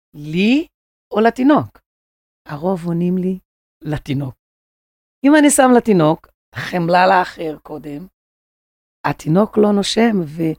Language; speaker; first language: Hebrew; non-native, fluent; Portuguese